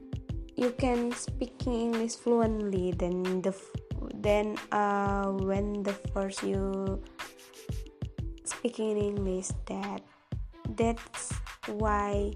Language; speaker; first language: English; non-native, local second language; Indonesian